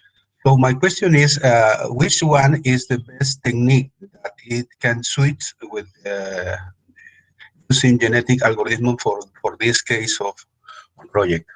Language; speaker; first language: English; non-native, fluent; Spanish